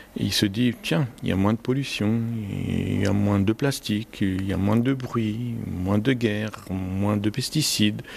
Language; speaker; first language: French; non-native, fluent; Arabic